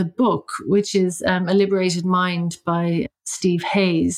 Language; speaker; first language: English; native; English